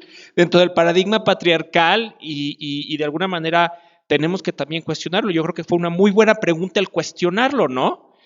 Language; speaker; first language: Spanish; native; Spanish